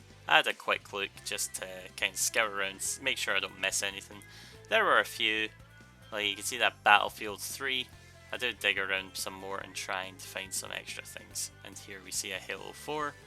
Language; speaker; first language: English; native; English